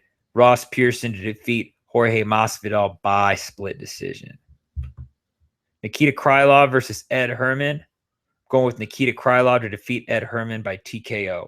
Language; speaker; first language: English; native; English